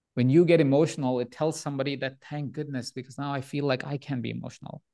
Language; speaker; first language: English; non-native, local second language; Hindi